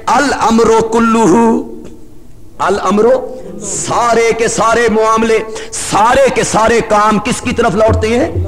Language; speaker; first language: Urdu; non-native, local second language; Punjabi